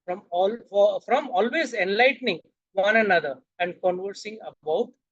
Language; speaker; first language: English; non-native, local second language; Hindi